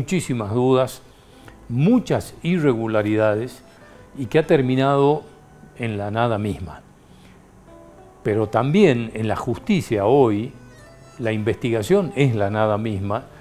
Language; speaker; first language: Spanish; native; Spanish